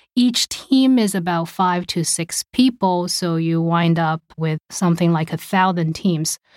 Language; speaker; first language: English; early bilingual, other home language; Chinese